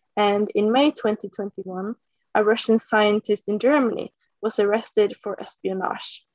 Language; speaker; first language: English; non-native, fluent; Norwegian